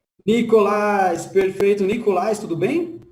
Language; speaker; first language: Portuguese; non-native, fluent; Spanish